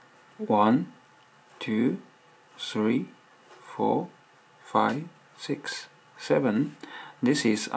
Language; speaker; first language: English; non-native, learner; Chinese